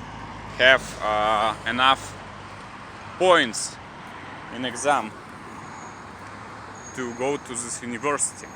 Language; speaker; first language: English; non-native, learner; Russian